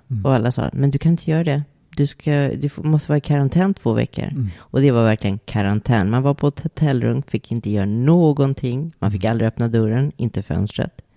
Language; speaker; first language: Swedish; native; Swedish